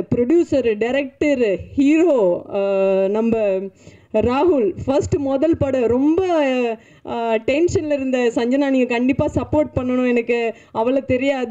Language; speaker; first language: Tamil; non-native, fluent; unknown